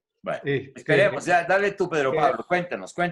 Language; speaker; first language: Spanish; native; Spanish